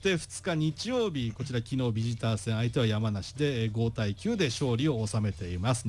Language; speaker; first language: Japanese; native; Japanese